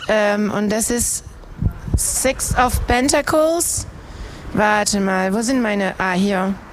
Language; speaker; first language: German; non-native, fluent; French